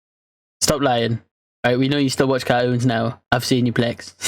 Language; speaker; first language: English; native; English